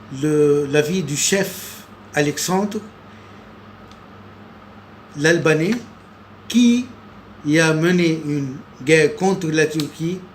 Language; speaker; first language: French; non-native, local second language; Arabic